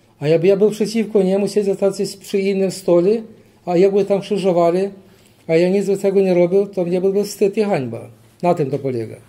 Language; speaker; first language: Polish; early bilingual, heritage; Polish